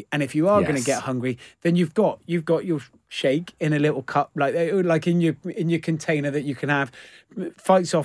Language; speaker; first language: English; native; English